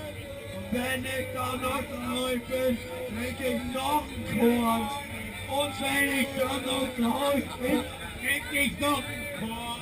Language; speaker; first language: German; native; German